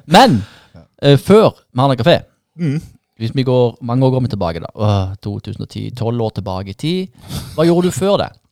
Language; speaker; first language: Norwegian; native; Norwegian